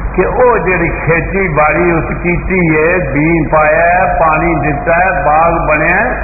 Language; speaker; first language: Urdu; non-native, local second language; Punjabi